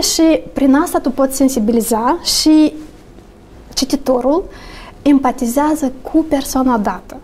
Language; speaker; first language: Romanian; native; Romanian